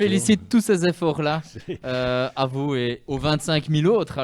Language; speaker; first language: French; native; French